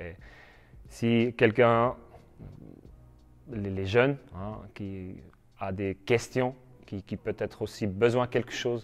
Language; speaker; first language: French; non-native, learner; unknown